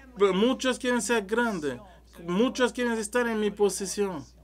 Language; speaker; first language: Spanish; non-native, learner; French